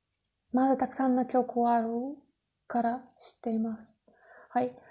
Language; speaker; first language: Japanese; non-native, learner; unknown